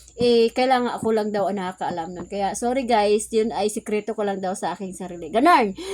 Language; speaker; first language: Filipino; non-native, local second language; Cebuano